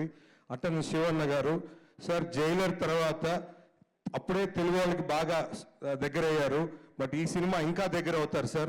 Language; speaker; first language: Telugu; native; Telugu